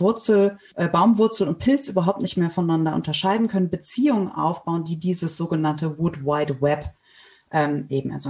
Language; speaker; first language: German; native; German